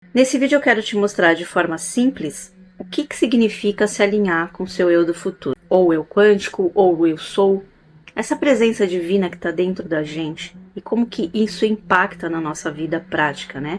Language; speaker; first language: Portuguese; native; Portuguese